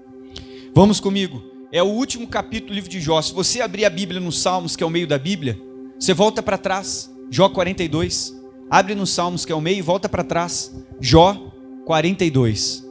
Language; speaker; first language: Portuguese; native; Portuguese